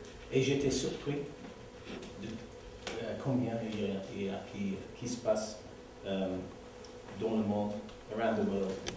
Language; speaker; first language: French; non-native, learner; English